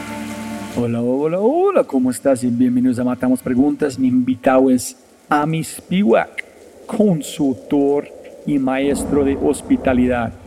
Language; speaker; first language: Spanish; non-native, fluent; English